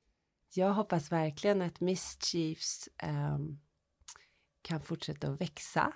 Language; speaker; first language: Swedish; early bilingual, heritage; Swedish